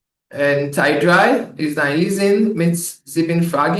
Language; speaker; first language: German; non-native, learner; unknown